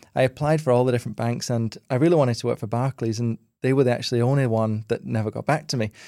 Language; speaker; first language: English; native; English